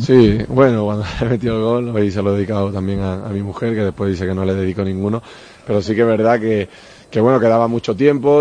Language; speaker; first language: Spanish; native; Spanish